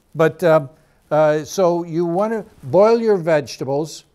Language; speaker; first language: English; native; English